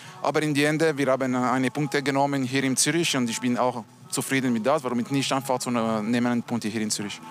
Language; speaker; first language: German; non-native, local second language; Italian